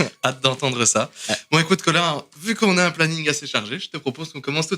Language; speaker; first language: French; native; French